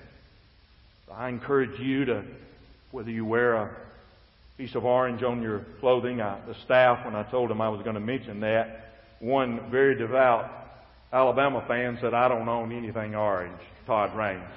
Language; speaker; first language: English; native; English